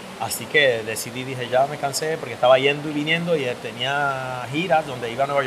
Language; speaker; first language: Spanish; native; Spanish